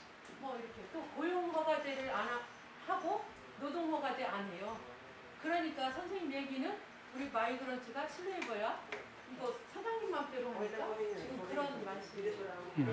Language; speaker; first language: Korean; non-native, learner; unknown